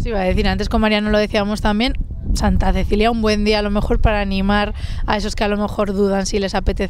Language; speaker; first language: Spanish; native; Spanish